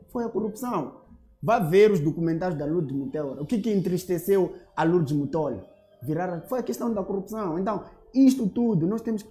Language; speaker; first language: Portuguese; native; Portuguese